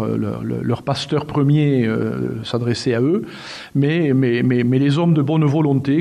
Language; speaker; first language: French; native; French